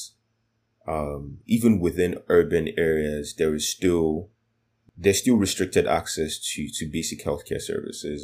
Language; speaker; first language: English; non-native, local second language; Yoruba